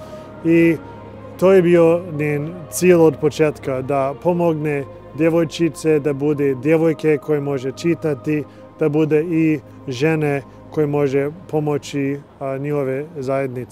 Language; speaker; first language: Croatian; non-native, learner; English